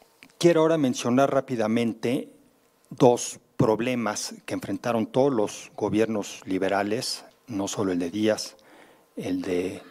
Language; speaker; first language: Spanish; native; Spanish